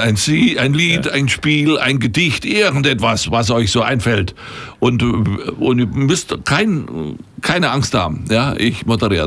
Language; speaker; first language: German; native; German